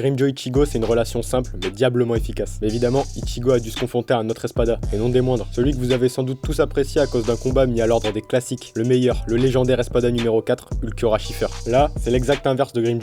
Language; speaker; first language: French; native; French